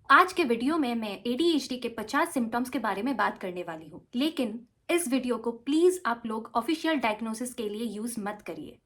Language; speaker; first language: Hindi; non-native, local second language; Bangla